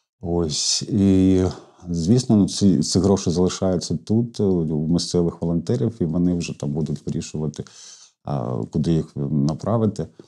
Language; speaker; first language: Ukrainian; non-native, local second language; Russian